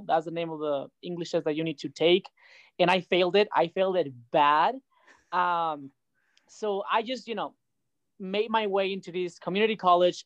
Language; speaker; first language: English; non-native, fluent; Spanish